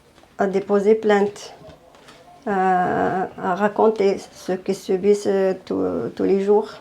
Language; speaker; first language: French; non-native, fluent; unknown